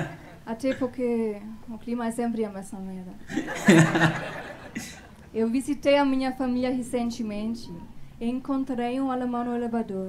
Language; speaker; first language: Portuguese; non-native, fluent; German